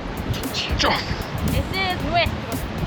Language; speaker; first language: Spanish; non-native, learner; English